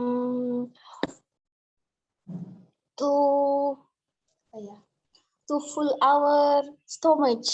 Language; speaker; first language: English; non-native, learner; Indonesian